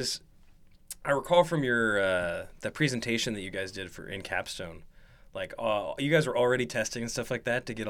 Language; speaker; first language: English; native; English